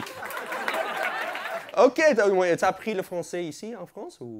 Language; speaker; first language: French; non-native, fluent; English